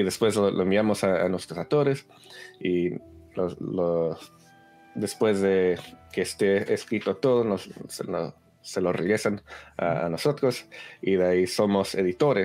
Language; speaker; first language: Spanish; early bilingual, heritage; Spanish